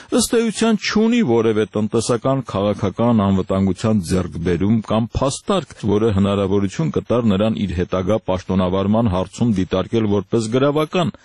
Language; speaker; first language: Armenian; native; Armenian